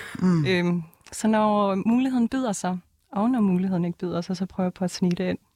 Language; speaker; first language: Danish; early bilingual, other home language; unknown